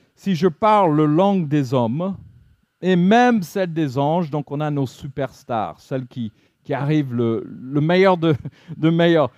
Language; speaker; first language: French; non-native, fluent; English